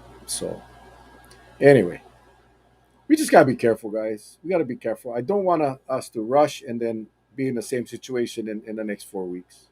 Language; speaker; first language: English; native; English